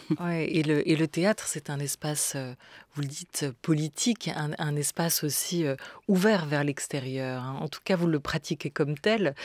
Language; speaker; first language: French; native; French